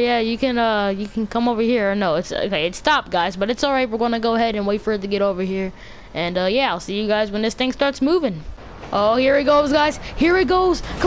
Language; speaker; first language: English; native; English